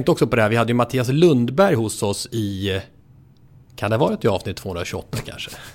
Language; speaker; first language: Swedish; native; Swedish